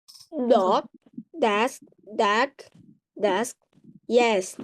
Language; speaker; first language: English; non-native, learner; Vietnamese